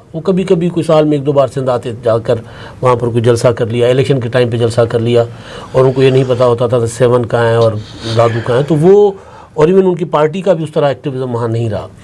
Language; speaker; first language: Urdu; non-native, local second language; Punjabi